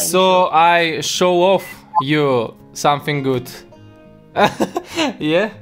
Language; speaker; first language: English; non-native, learner; Russian